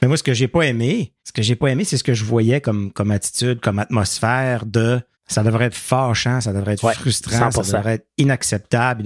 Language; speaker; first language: French; native; French